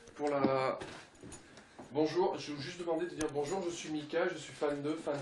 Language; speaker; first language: French; native; French